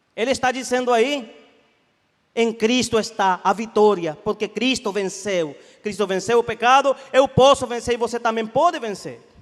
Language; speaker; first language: Portuguese; non-native, fluent; Spanish